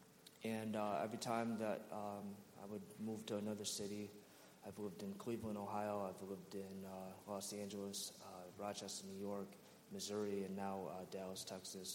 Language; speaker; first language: English; native; English